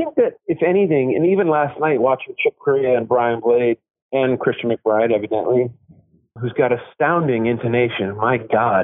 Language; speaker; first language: English; native; English